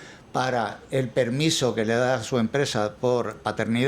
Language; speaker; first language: Spanish; native; Spanish